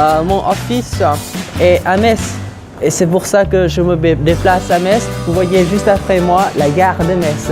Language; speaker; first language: French; non-native, fluent; Vietnamese